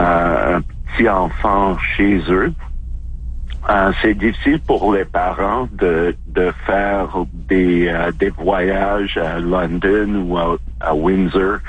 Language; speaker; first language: French; non-native, fluent; English